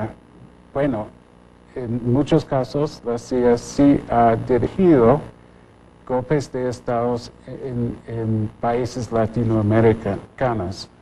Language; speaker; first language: Spanish; non-native, fluent; English